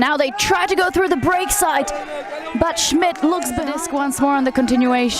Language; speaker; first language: English; native; English